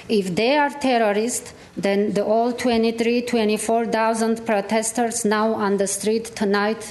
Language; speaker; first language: English; non-native, fluent; Armenian